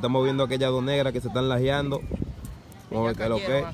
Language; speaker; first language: Spanish; native; Spanish